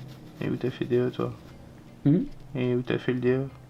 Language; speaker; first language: French; native; French